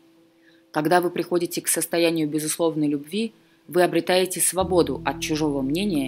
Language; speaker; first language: Russian; native; Russian